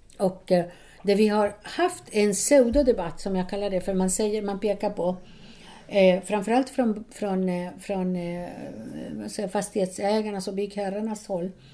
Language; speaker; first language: Swedish; non-native, fluent; Spanish